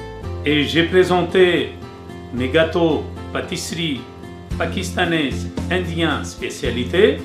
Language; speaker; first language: French; non-native, fluent; Urdu